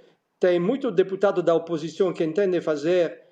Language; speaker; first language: Portuguese; non-native, fluent; Italian